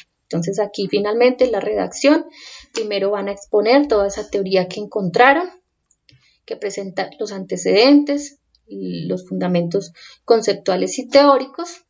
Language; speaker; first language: Spanish; native; Spanish